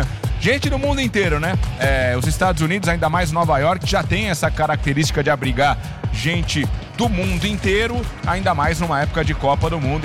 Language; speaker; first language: Portuguese; native; Portuguese